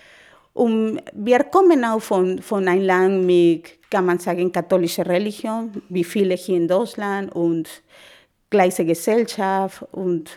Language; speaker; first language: German; non-native, learner; Spanish